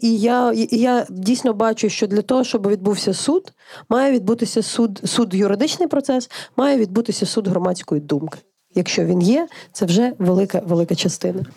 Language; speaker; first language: Ukrainian; native; Ukrainian